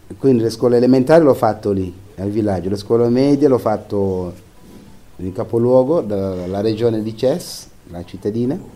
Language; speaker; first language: Italian; non-native, fluent; Wolof